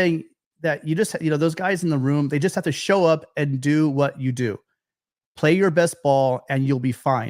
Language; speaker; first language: English; native; English